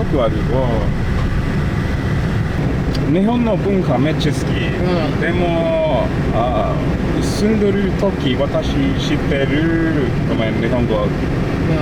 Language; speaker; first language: Japanese; non-native, learner; English